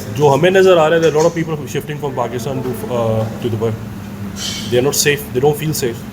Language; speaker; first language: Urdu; native; Urdu